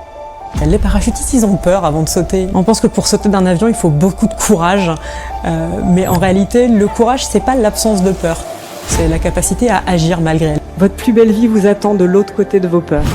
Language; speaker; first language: French; native; French